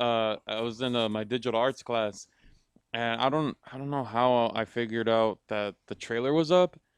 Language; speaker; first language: English; native; English